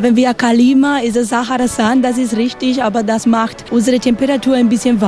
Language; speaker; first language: German; non-native, learner; Spanish